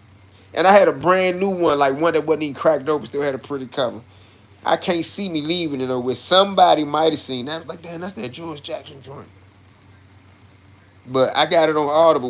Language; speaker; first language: English; native; English